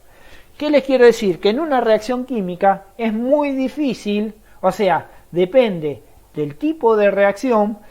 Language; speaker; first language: Spanish; native; Spanish